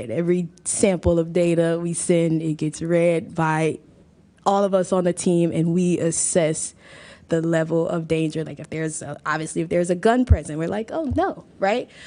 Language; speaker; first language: English; native; English